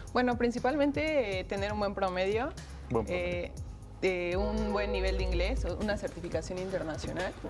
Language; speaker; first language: Spanish; native; Spanish